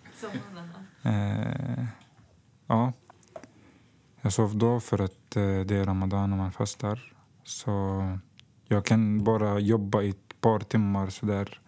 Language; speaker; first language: Swedish; non-native, fluent; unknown